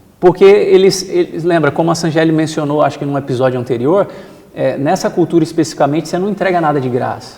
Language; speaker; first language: Portuguese; native; Portuguese